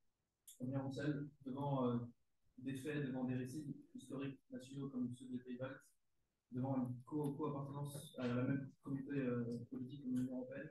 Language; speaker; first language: French; native; French